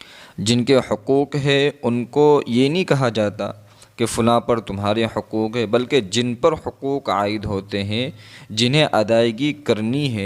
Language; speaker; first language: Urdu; non-native, local second language; Gujarati